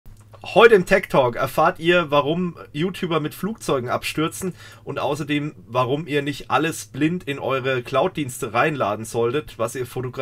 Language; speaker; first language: German; native; German